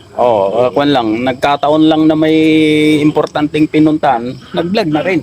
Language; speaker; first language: Filipino; non-native, local second language; Iloko